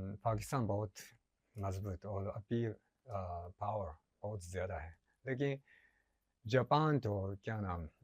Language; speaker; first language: Hindi; non-native, learner; Japanese